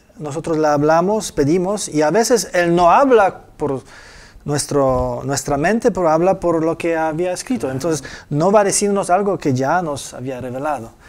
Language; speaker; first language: Spanish; non-native, fluent; Polish